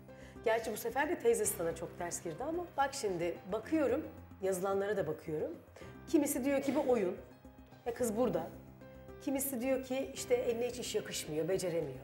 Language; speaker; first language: Turkish; native; Turkish